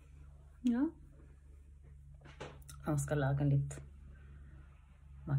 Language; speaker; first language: Norwegian; non-native, learner; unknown